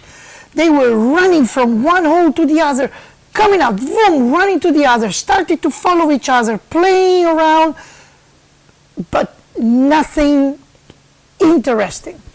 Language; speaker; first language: English; non-native, fluent; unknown